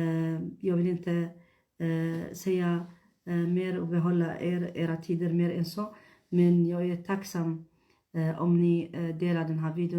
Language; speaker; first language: Swedish; non-native, fluent; Tigrinya